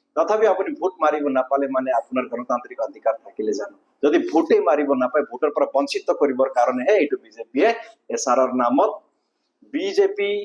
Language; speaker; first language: Assamese; non-native, local second language; Nepali